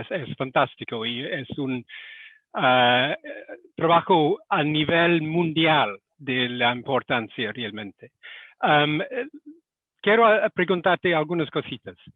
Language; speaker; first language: Spanish; non-native, fluent; English